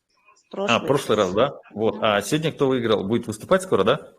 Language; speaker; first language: Russian; native; Russian